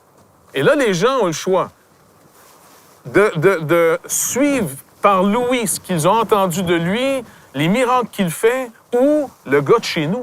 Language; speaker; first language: French; native; French